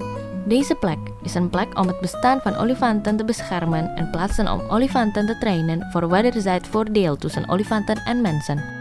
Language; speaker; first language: Dutch; non-native, learner; Indonesian